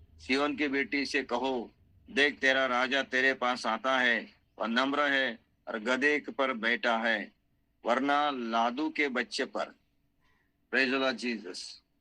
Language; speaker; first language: Hindi; non-native, local second language; Marathi